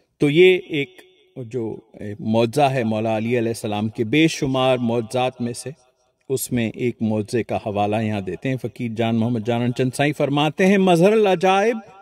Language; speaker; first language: Urdu; non-native, local second language; Sindhi